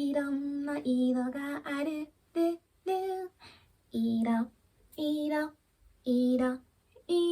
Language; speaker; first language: Japanese; early bilingual, heritage; Japanese